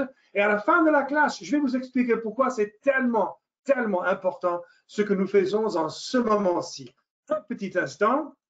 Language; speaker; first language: French; non-native, fluent; English